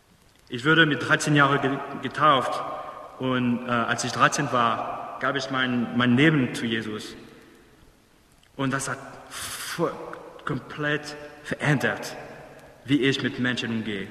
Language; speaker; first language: German; non-native, fluent; English